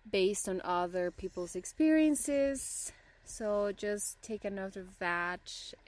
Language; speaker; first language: English; non-native, fluent; Spanish